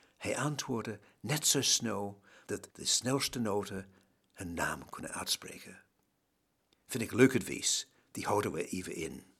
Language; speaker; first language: Dutch; non-native, fluent; English